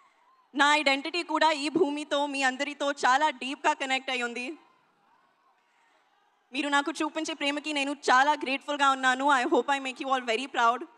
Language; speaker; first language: Telugu; non-native, learner; Hindi